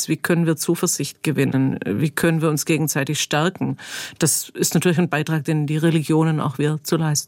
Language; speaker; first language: German; native; German